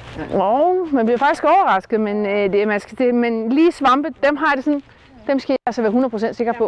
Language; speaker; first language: Danish; native; Danish